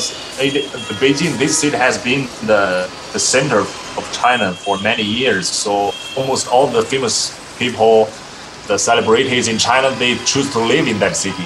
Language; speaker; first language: English; non-native, fluent; Chinese